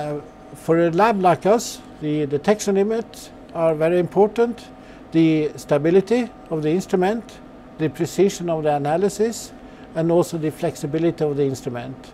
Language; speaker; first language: English; non-native, fluent; Swedish